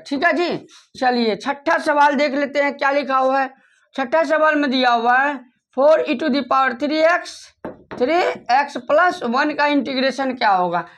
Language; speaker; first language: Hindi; native; Hindi